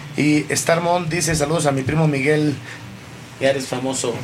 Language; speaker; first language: Spanish; native; Spanish